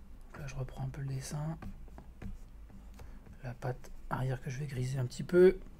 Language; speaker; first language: French; native; French